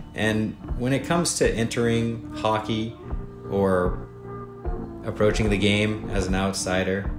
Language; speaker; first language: English; native; English